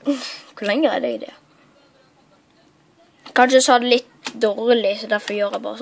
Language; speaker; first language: Norwegian; non-native, learner; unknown